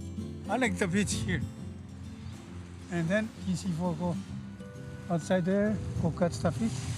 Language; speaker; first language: English; non-native, learner; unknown